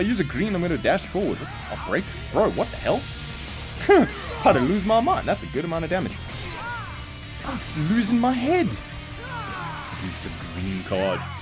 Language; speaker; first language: English; native; English